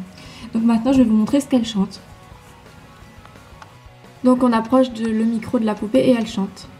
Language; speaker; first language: French; native; French